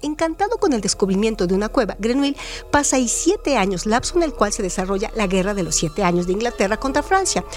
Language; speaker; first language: Spanish; native; Spanish